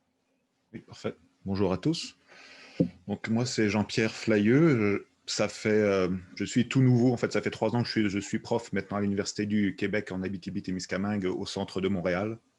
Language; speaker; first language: French; native; French